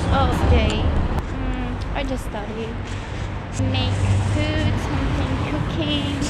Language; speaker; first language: English; non-native, learner; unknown